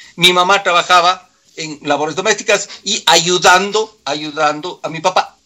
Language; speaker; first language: Spanish; native; Spanish